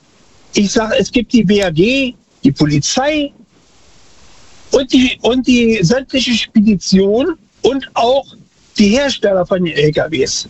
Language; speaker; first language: German; native; German